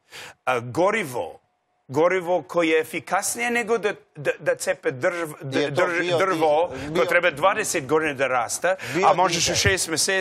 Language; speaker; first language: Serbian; non-native, learner; English